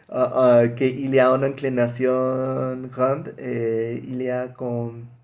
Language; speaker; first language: French; non-native, learner; Spanish